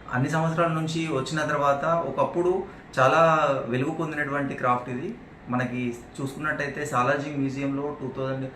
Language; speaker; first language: Telugu; native; Telugu